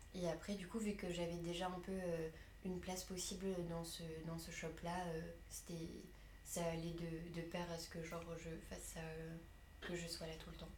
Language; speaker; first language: French; native; French